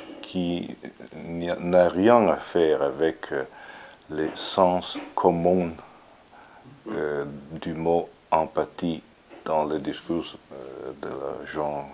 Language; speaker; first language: French; non-native, fluent; Italian